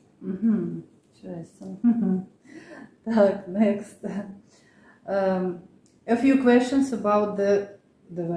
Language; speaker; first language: English; non-native, learner; Russian